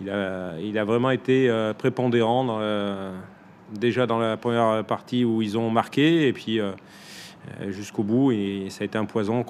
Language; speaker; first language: French; native; French